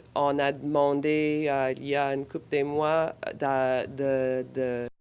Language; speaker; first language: French; non-native, local second language; English